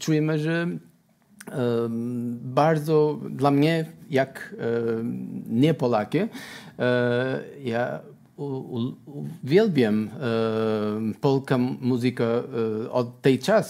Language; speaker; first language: Polish; non-native, learner; Portuguese